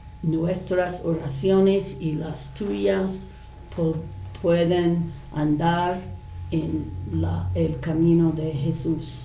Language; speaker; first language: Spanish; non-native, fluent; English